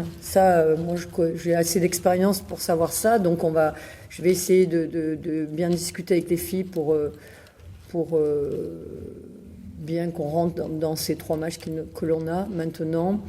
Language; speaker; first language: French; native; French